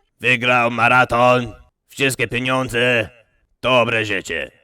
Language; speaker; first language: Polish; non-native, learner; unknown